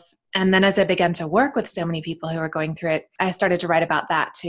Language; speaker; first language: English; native; English